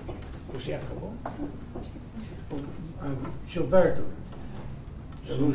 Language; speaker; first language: Portuguese; non-native, fluent; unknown